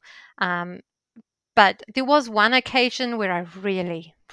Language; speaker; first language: English; native; English